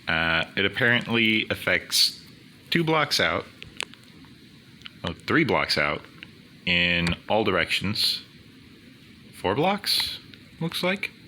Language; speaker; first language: English; native; English